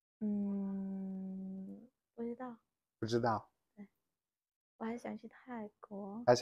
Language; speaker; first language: Chinese; non-native, learner; Vietnamese